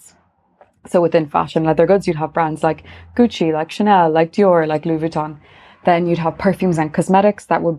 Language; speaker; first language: English; native; English